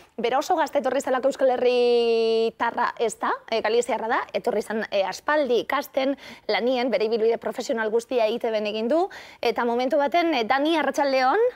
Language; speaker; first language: Basque; native; Basque